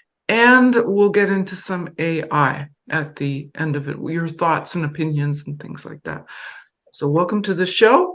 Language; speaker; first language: English; non-native, fluent; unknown